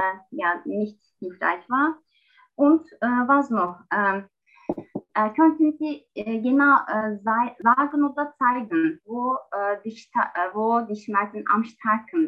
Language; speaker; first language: German; non-native, learner; Turkish